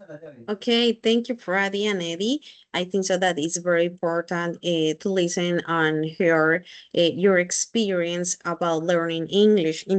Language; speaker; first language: English; non-native, learner; Spanish